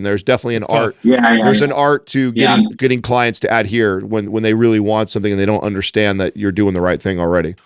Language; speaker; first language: English; native; English